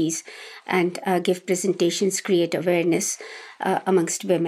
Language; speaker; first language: English; non-native, local second language; Hindi